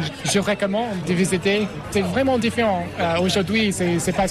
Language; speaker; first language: French; non-native, fluent; English